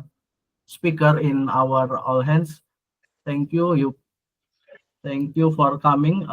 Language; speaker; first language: English; non-native, learner; Indonesian